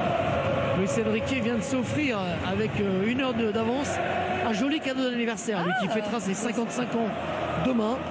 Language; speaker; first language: French; native; French